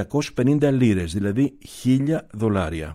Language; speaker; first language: Greek; native; Greek